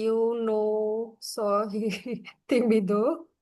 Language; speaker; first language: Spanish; non-native, learner; Bangla